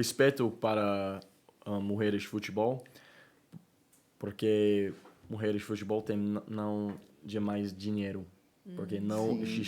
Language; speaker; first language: Portuguese; non-native, learner; English